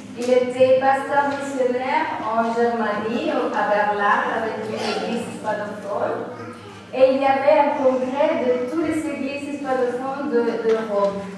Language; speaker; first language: French; non-native, local second language; Spanish